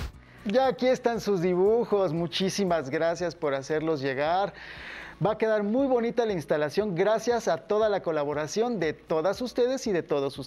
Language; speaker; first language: Spanish; native; Spanish